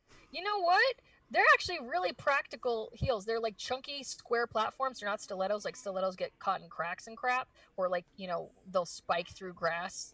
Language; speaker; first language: English; early bilingual, other home language; Spanish